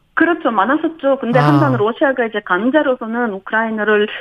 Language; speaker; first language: Korean; non-native, fluent; Ukrainian